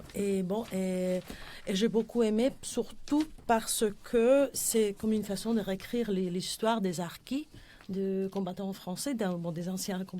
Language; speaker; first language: French; non-native, fluent; Spanish